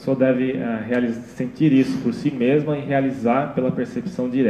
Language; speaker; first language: Portuguese; native; Portuguese